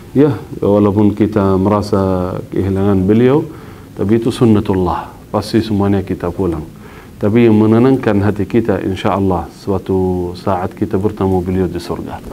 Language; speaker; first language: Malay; non-native, fluent; Arabic